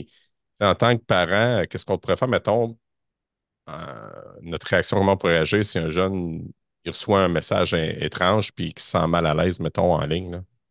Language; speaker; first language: French; native; French